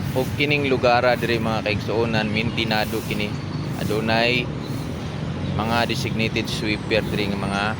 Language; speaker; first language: Cebuano; native; Cebuano